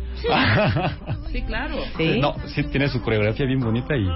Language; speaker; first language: Spanish; native; Spanish